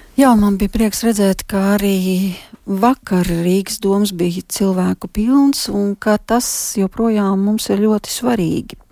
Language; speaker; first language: Latvian; native; Latvian